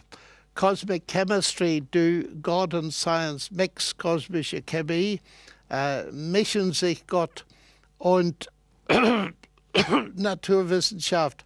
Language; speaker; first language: German; non-native, fluent; English